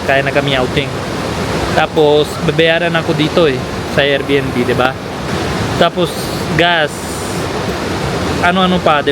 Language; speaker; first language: Filipino; non-native, learner; Punjabi